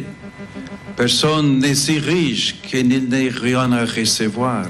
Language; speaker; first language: French; non-native, fluent; English